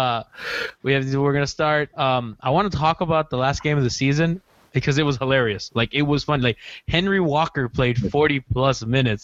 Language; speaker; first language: English; native; English